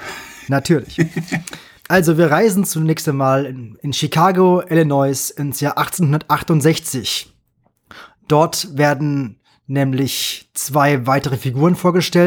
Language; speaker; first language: German; native; German